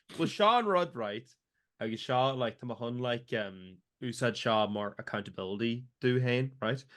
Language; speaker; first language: Irish; native; Irish